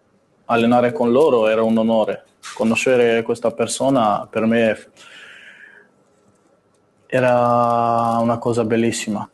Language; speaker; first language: Italian; non-native, fluent; Serbian